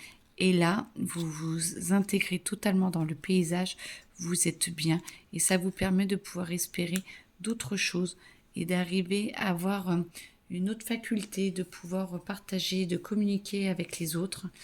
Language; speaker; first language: French; native; French